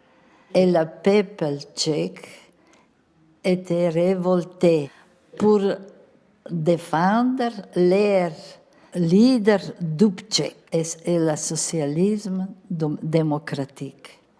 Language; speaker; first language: French; non-native, local second language; Macedonian